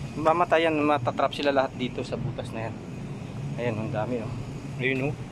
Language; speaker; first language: Filipino; non-native, local second language; Pampanga